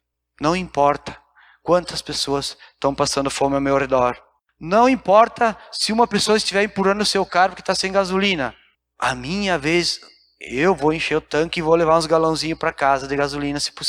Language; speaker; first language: Portuguese; native; Portuguese